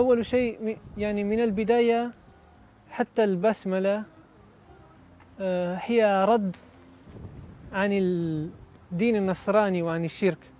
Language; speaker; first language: Arabic; non-native, learner; Italian